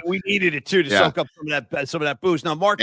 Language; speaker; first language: English; native; English